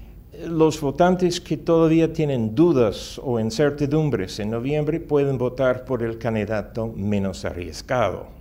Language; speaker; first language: Spanish; non-native, fluent; English